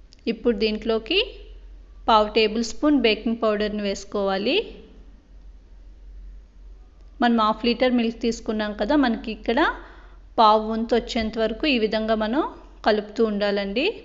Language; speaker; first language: Telugu; native; Telugu